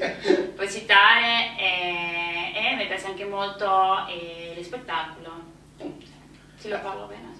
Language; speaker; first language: Italian; non-native, fluent; Spanish